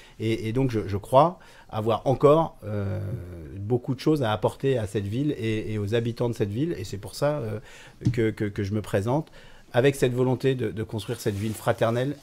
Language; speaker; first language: French; native; French